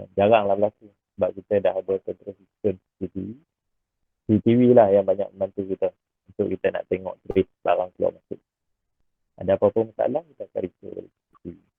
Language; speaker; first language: Malay; native; Malay